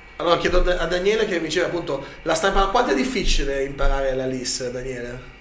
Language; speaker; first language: Italian; native; Italian